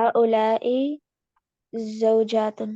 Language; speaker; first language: Arabic; non-native, learner; Urdu